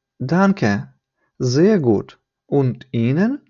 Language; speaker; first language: German; non-native, fluent; Ukrainian